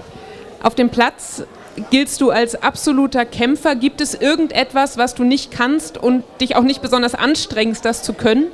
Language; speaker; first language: German; native; German